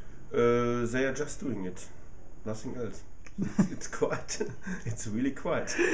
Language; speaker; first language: English; non-native, fluent; German